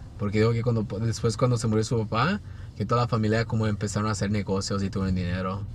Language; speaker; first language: Spanish; early bilingual, heritage; Spanish